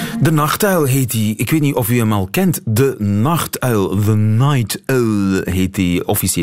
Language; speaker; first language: Dutch; native; Dutch